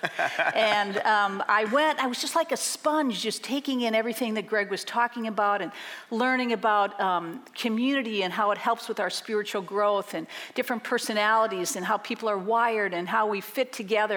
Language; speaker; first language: English; native; English